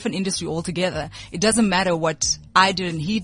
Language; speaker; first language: English; non-native, local second language; Southern Sotho